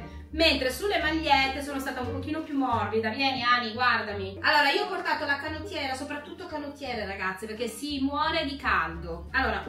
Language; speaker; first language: Italian; native; Italian